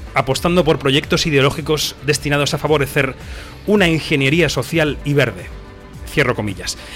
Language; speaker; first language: Spanish; native; Spanish